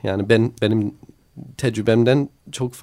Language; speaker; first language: Turkish; non-native, learner; English